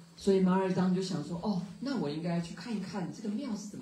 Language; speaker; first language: Chinese; native; Chinese